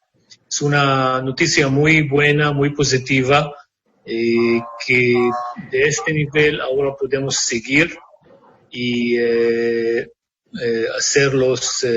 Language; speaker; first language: Spanish; non-native, fluent; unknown